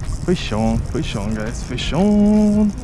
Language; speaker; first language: English; non-native, learner; Ukrainian